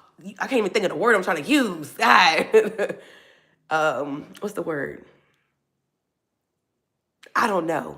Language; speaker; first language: English; native; English